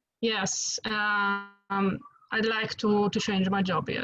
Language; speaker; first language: English; non-native, learner; Italian